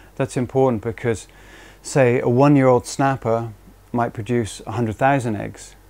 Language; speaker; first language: English; native; English